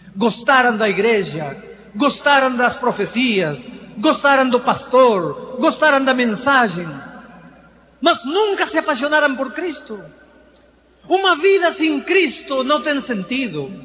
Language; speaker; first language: Portuguese; non-native, fluent; Spanish